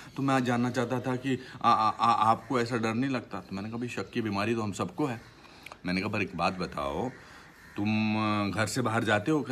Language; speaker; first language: Hindi; native; Hindi